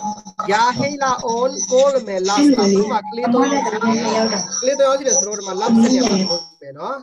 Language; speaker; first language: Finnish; non-native, fluent; Burmese